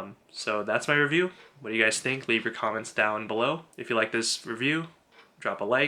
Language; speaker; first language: English; native; English